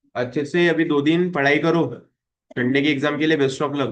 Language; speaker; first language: Hindi; non-native, local second language; Marathi